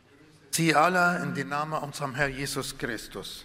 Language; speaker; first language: German; non-native, fluent; Arabic